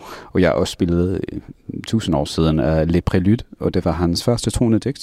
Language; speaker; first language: Danish; non-native, fluent; English